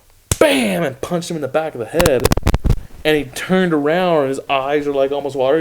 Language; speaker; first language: English; native; English